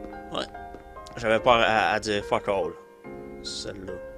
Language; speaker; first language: French; native; French